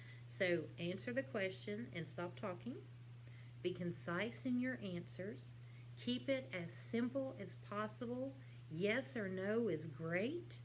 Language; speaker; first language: English; native; English